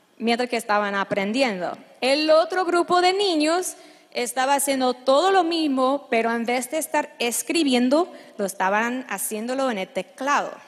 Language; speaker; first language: Spanish; non-native, fluent; English